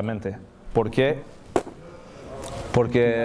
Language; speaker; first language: Spanish; non-native, learner; French